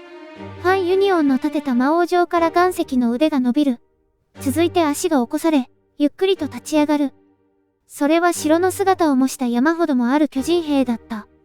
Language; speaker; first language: Japanese; native; Japanese